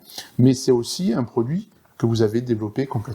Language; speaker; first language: French; native; French